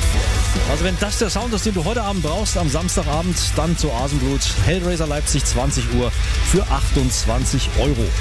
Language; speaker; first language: German; native; German